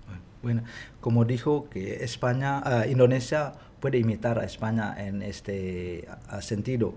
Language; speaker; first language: Spanish; non-native, fluent; Indonesian